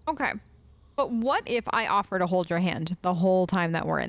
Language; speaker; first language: English; native; English